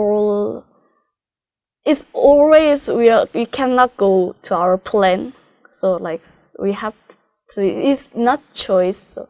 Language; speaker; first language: English; non-native, learner; Korean